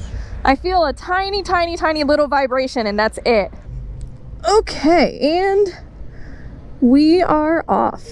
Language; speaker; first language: English; native; English